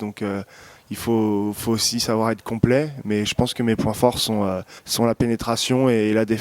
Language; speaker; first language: French; native; French